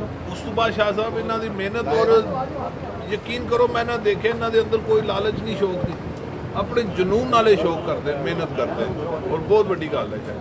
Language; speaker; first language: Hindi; non-native, local second language; Punjabi